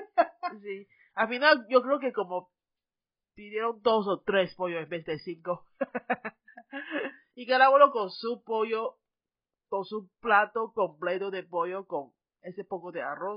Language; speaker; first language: Spanish; non-native, fluent; Chinese